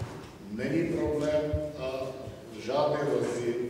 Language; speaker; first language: Czech; non-native, fluent; Armenian